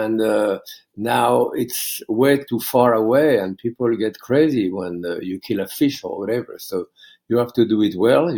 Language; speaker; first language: English; non-native, fluent; French